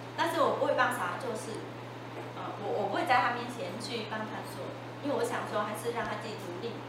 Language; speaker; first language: Chinese; non-native, fluent; Vietnamese